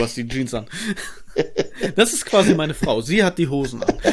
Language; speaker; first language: German; native; German